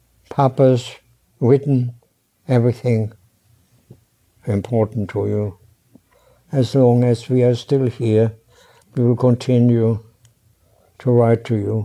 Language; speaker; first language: English; non-native, fluent; German